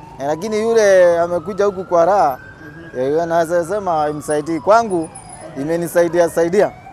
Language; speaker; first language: Swahili; non-native, local second language; Kamba